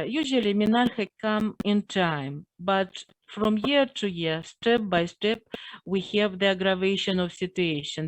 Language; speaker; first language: English; non-native, fluent; Russian